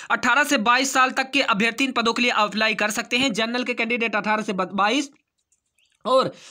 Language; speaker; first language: Hindi; native; Hindi